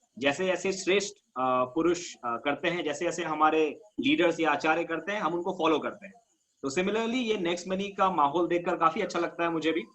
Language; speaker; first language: Hindi; native; Hindi